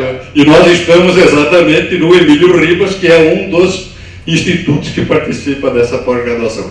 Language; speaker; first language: Portuguese; native; Portuguese